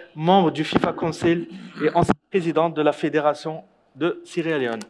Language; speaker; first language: French; non-native, local second language; Arabic